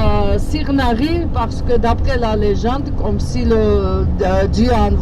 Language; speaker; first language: French; non-native, fluent; Georgian